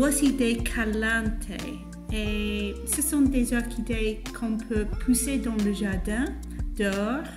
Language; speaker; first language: French; non-native, fluent; English